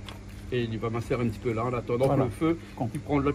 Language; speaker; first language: French; non-native, local second language; Réunion Creole French